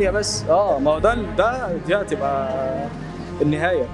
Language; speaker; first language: Arabic; native; Arabic